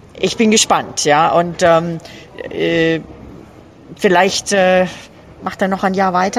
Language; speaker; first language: German; native; German